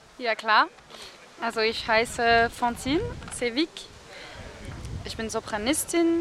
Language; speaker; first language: German; non-native, fluent; French